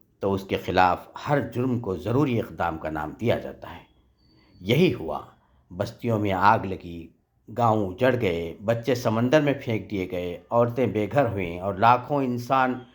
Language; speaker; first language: Urdu; native; Urdu